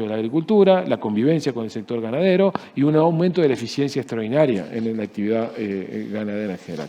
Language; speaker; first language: Spanish; native; Spanish